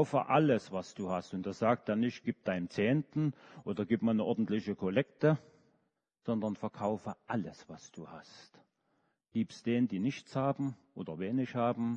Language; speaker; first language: German; native; German